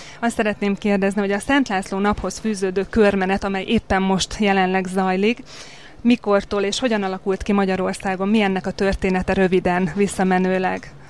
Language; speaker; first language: Hungarian; native; Hungarian